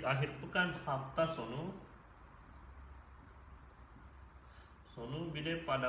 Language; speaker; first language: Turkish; non-native, fluent; Indonesian